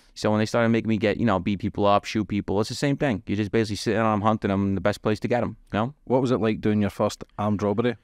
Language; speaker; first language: English; native; English